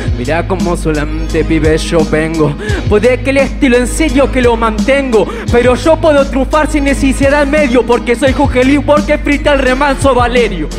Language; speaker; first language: Spanish; native; Spanish